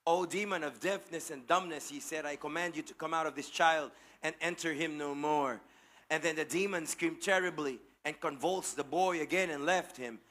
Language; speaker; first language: English; non-native, local second language; Filipino